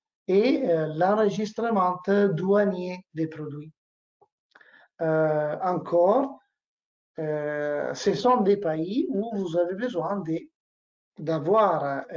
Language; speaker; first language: French; non-native, learner; Italian